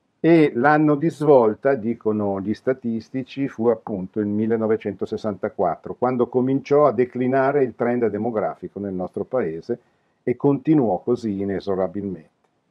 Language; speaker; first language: Italian; native; Italian